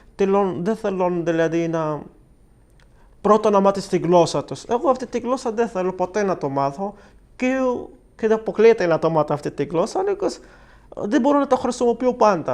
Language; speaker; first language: Greek; non-native, learner; Arabic